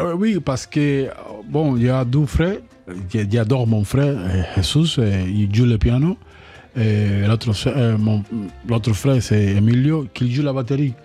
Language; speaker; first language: French; non-native, learner; Spanish